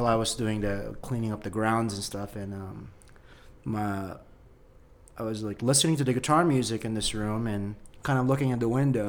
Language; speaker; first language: English; non-native, local second language; Filipino